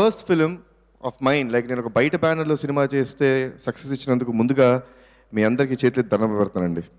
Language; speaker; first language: Telugu; native; Telugu